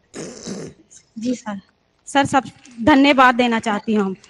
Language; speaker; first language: Hindi; native; Hindi